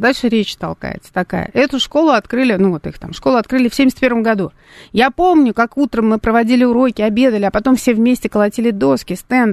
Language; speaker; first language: Russian; native; Russian